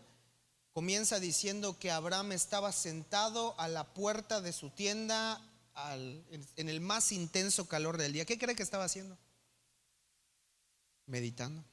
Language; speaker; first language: Spanish; native; Spanish